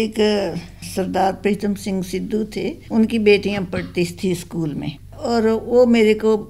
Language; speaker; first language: Hindi; non-native, local second language; Punjabi